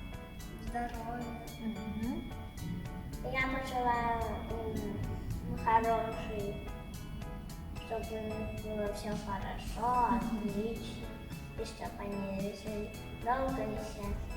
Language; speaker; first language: Russian; non-native, local second language; Kazakh